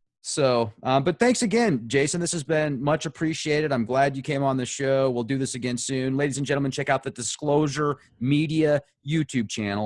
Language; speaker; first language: English; native; English